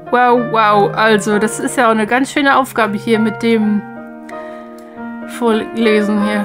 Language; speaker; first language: German; native; German